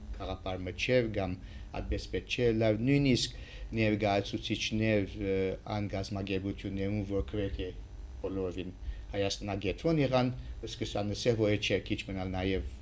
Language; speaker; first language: Armenian; early bilingual, heritage; Armenian